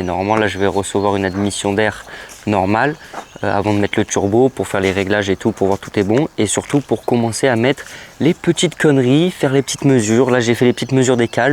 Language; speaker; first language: French; native; French